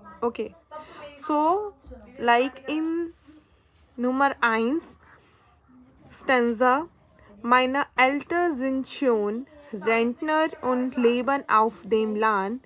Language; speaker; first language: German; non-native, learner; Hindi